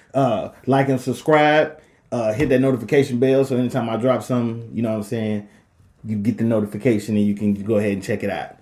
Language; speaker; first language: English; native; English